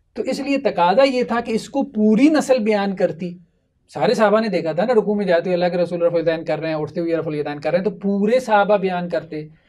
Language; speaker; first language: Urdu; native; Urdu